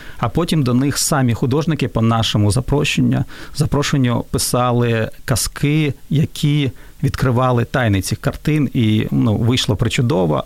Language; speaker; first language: Ukrainian; non-native, local second language; Russian